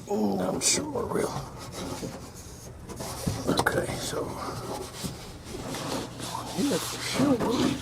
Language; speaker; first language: English; native; English